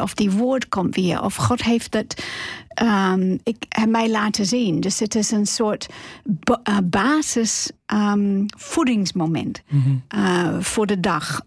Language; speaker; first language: Dutch; non-native, fluent; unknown